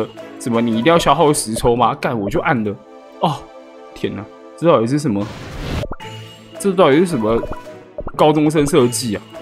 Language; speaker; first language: Chinese; native; Chinese